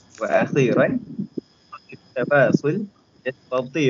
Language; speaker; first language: Arabic; non-native, learner; Malay